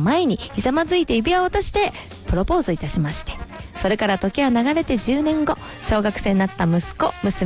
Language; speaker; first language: Japanese; native; Japanese